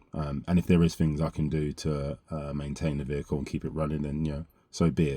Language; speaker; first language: English; native; English